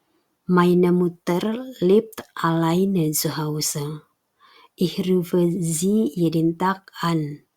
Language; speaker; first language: German; non-native, fluent; Indonesian